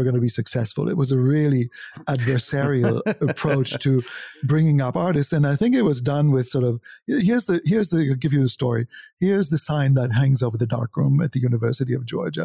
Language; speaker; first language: English; non-native, fluent; German